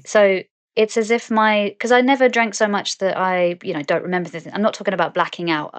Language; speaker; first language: English; native; English